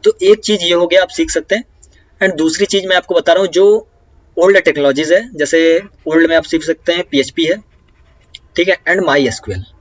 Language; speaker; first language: Hindi; native; Hindi